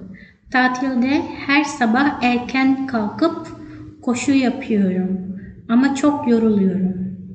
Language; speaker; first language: Turkish; non-native, fluent; Indonesian